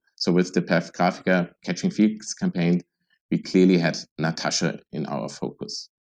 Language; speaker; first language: English; non-native, fluent; German